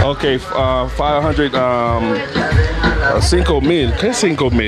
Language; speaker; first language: Spanish; non-native, learner; English